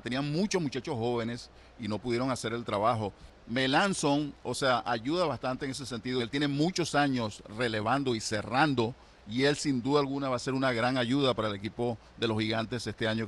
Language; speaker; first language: Spanish; native; Spanish